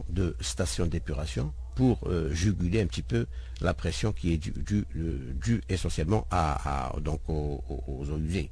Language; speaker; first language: French; non-native, local second language; Arabic